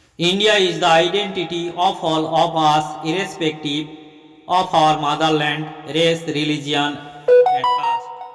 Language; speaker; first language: English; non-native, local second language; Bangla